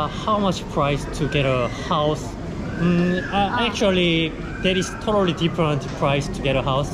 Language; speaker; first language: English; non-native, learner; Korean